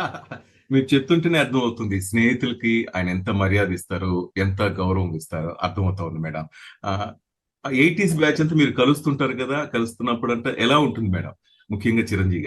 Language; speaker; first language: Telugu; native; Telugu